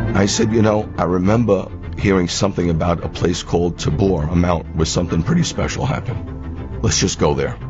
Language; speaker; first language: English; native; English